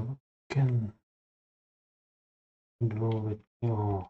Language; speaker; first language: English; non-native, fluent; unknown